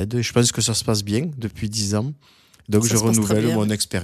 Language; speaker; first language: French; native; French